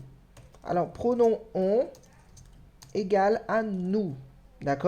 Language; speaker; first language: French; non-native, fluent; Portuguese